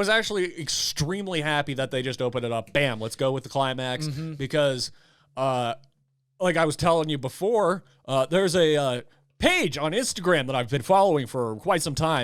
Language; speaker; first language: English; native; English